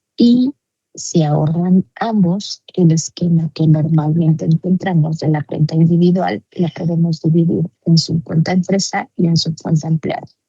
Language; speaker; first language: Spanish; native; Spanish